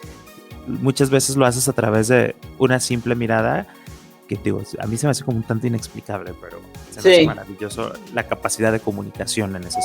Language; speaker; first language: Spanish; native; Spanish